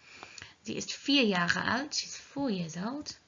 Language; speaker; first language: German; non-native, learner; English